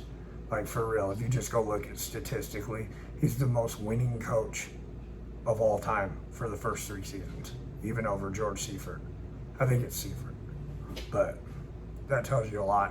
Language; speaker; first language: English; native; English